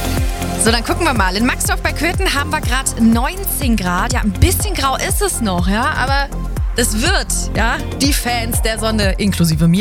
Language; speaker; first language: German; native; German